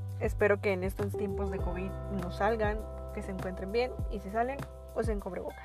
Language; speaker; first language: Spanish; native; Spanish